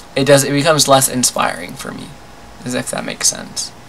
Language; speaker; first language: English; native; English